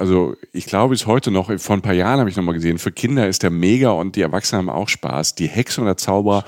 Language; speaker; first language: German; native; German